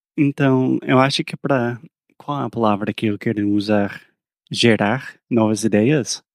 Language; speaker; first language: Portuguese; non-native, fluent; English